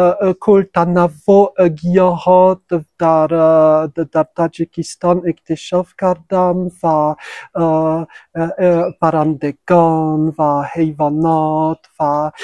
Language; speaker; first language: Persian; non-native, fluent; French